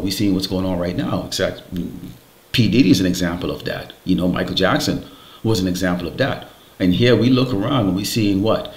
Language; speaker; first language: English; native; English